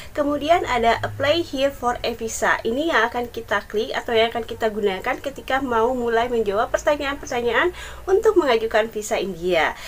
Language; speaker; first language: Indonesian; native; Indonesian